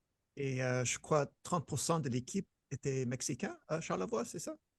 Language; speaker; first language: French; non-native, fluent; English